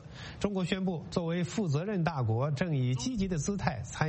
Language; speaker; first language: Chinese; native; Chinese